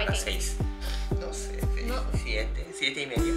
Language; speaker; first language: Spanish; non-native, learner; Japanese